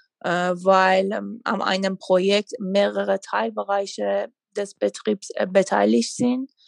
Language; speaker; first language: German; non-native, fluent; Persian